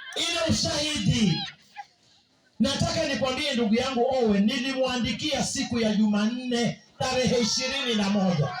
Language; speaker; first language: Swahili; non-native, local second language; Giryama